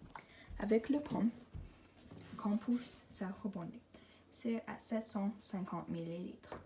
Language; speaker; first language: French; non-native, local second language; English